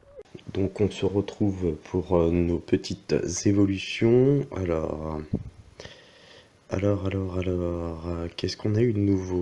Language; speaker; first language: French; native; French